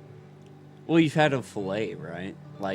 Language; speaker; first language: English; native; English